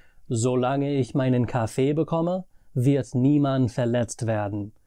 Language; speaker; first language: German; non-native, fluent; English